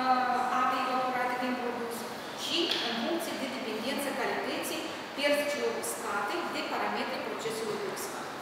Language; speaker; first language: Romanian; native; Romanian